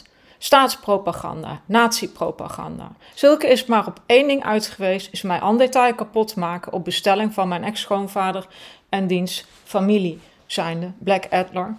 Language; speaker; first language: Dutch; native; Dutch